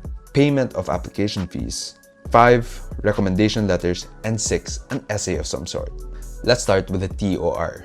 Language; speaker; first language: English; non-native, local second language; Filipino